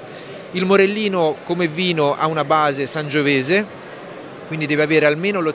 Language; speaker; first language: Italian; native; Italian